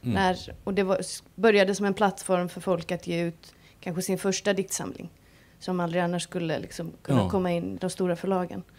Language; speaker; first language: Swedish; non-native, fluent; Icelandic